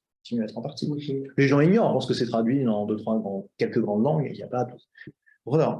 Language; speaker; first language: French; native; French